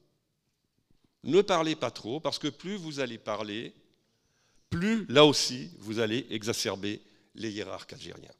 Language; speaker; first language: French; native; French